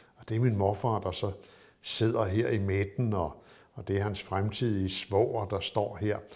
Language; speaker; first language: Danish; native; Danish